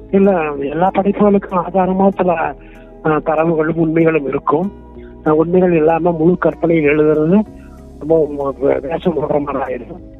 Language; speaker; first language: Tamil; non-native, local second language; Kannada